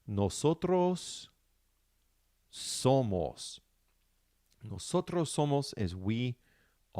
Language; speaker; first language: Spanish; non-native, fluent; English